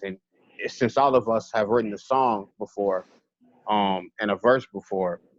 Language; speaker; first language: English; native; English